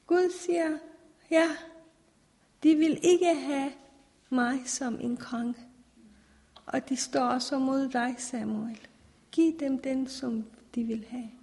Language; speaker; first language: Danish; non-native, fluent; Persian